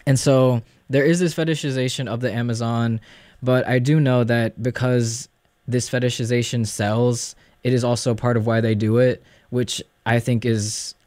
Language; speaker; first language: English; early bilingual, other home language; Spanish